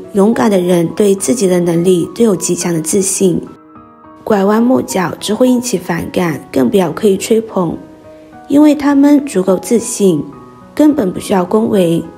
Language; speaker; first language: Chinese; native; Chinese